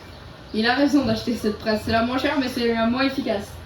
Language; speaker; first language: French; native; French